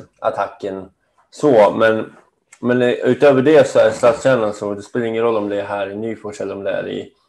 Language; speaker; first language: Swedish; native; Swedish